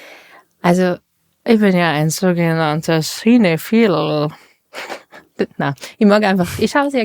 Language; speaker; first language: German; native; German